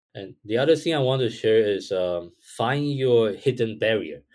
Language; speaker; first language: English; non-native, fluent; Chinese